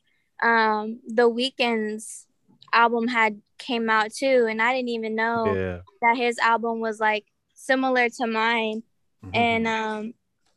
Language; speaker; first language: English; native; English